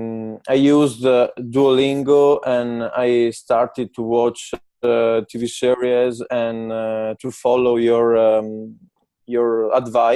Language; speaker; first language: English; non-native, learner; Italian